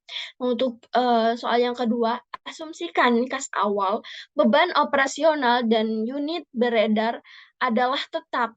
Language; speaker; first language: Indonesian; native; Indonesian